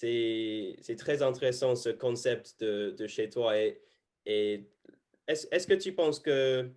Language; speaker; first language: French; non-native, fluent; English